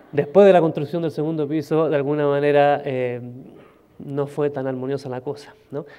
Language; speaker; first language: Spanish; native; Spanish